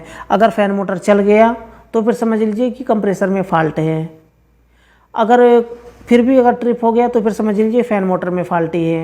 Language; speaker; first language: Hindi; native; Hindi